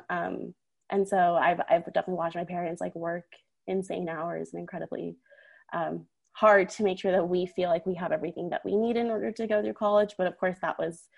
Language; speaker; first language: English; early bilingual, other home language; Persian